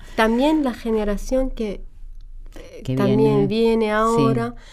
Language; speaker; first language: Spanish; non-native, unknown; Arabic